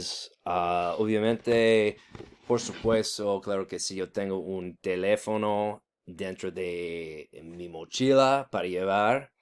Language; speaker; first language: Spanish; non-native, fluent; English